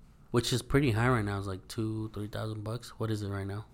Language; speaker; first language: English; early bilingual, other home language; Spanish